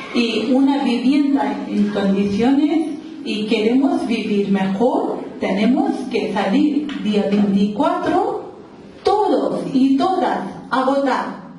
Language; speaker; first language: Spanish; non-native, local second language; Urdu